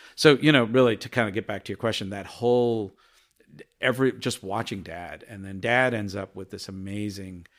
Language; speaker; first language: English; early bilingual, other home language; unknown